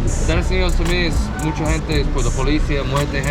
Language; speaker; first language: Spanish; non-native, learner; English